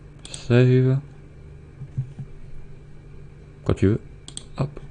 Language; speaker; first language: French; native; French